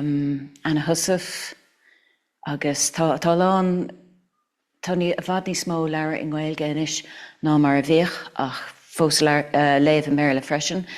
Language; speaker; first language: Irish; non-native, local second language; English